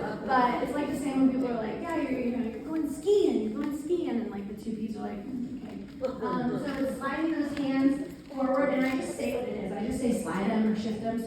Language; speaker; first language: English; native; English